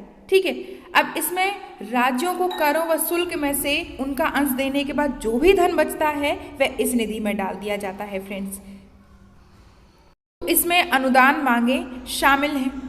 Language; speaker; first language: Hindi; native; Hindi